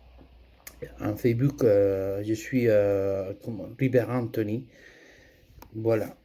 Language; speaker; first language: French; non-native, fluent; Spanish